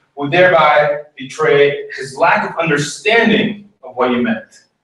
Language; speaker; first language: English; early bilingual, other home language; Spanish